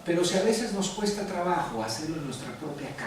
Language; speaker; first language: Spanish; native; Spanish